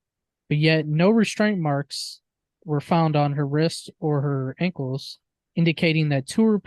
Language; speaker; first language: English; native; English